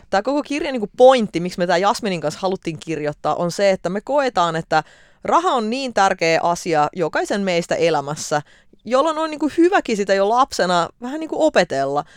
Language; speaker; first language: Finnish; early bilingual, other home language; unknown